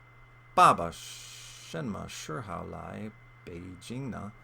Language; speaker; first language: Chinese; non-native, learner; English